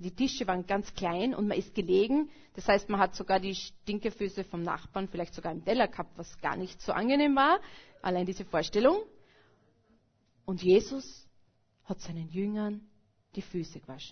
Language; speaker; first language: German; native; German